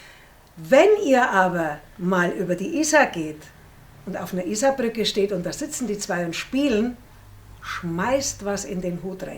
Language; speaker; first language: German; native; German